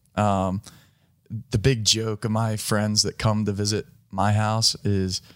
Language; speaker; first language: English; native; English